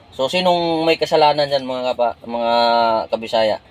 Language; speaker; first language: Filipino; non-native, local second language; Cebuano